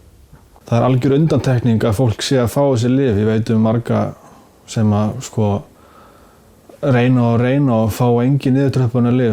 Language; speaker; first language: Icelandic; native; Icelandic